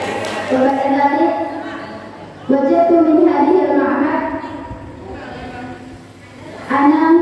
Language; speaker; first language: Arabic; non-native, learner; Indonesian